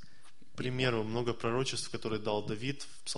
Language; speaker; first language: Russian; native; Russian